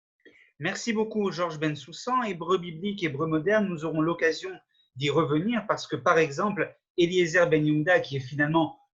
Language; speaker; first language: French; native; French